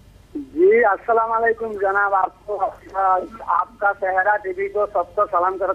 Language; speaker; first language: Hindi; non-native, learner; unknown